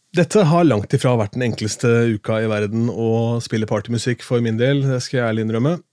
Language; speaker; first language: Norwegian; native; Norwegian